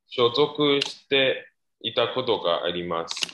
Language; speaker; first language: Japanese; non-native, learner; Chinese